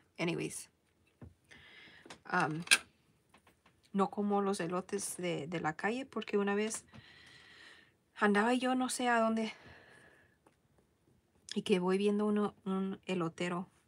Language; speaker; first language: Spanish; early bilingual, heritage; Spanish